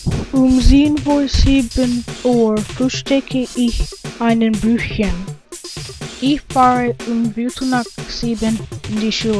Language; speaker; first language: German; non-native, learner; English